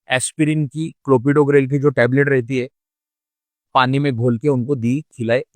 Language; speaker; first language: Hindi; non-native, local second language; Marathi